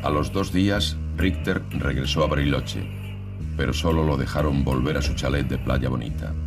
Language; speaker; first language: Spanish; native; Spanish